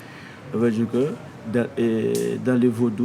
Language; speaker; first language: French; non-native, learner; Haitian Creole